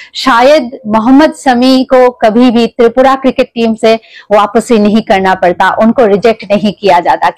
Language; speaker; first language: Hindi; non-native, local second language; Kok Borok